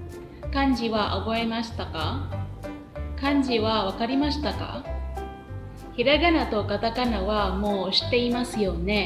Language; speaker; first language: Japanese; non-native, fluent; Indonesian